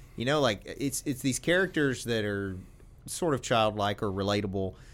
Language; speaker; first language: English; native; English